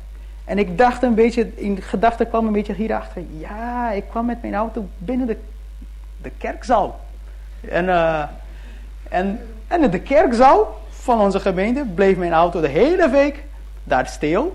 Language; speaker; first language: Dutch; early bilingual, heritage; Dutch